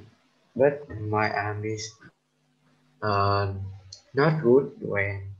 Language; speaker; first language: English; non-native, learner; Vietnamese